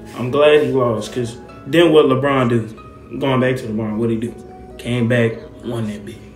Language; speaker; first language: English; native; English